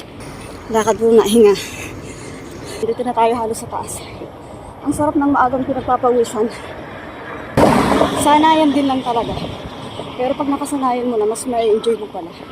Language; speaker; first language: Filipino; native; Filipino